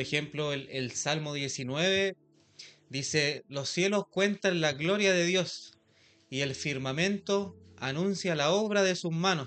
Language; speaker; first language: Spanish; native; Spanish